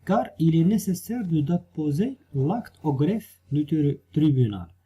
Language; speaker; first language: French; non-native, local second language; Arabic